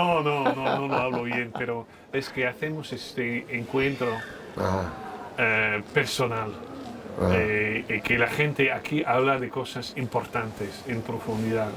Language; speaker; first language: Spanish; non-native, fluent; French